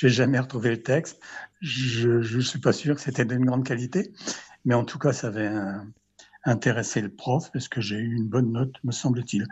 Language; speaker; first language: French; native; French